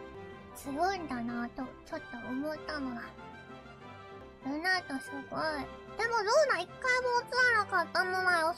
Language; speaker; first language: Japanese; native; Japanese